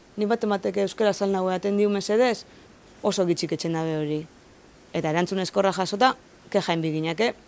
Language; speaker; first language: Basque; native; Basque